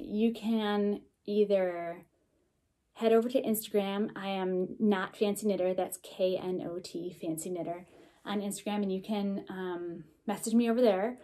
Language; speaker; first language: English; native; English